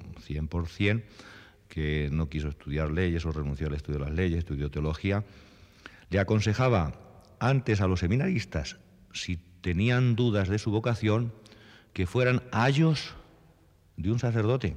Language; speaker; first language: Spanish; native; Spanish